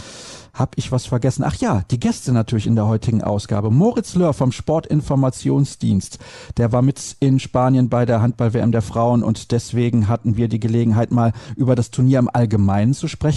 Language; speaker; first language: German; native; German